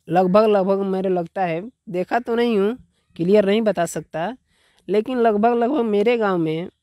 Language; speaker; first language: Hindi; native; Hindi